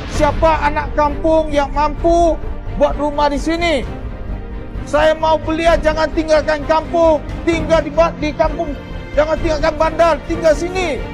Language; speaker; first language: Malay; non-native, local second language; Chinese